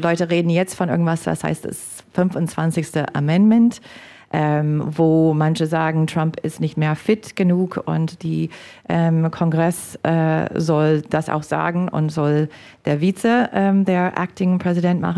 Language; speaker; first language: German; non-native, fluent; English